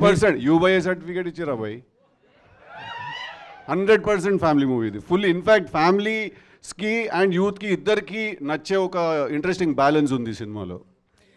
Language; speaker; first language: Telugu; native; Telugu